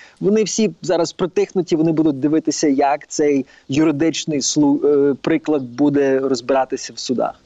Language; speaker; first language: Ukrainian; early bilingual, heritage; Ukrainian